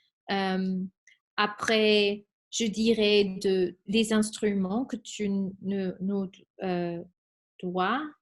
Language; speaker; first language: French; non-native, fluent; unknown